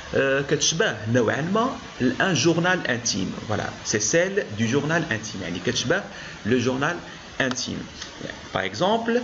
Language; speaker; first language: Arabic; native; Arabic